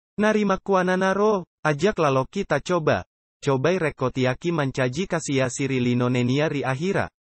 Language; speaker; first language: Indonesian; non-native, local second language; Buginese